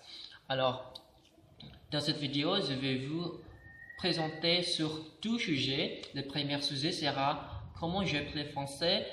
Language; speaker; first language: French; non-native, learner; Indonesian